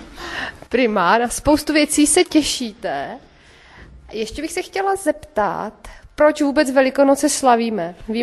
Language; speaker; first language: Czech; native; Czech